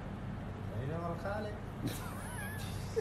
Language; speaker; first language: Arabic; non-native, learner; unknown